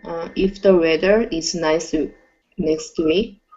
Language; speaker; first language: English; non-native, learner; Korean